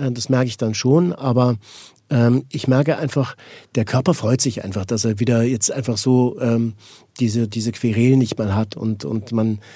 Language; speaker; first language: German; native; German